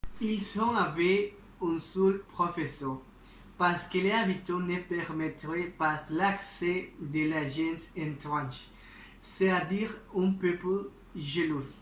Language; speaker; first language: French; non-native, learner; Spanish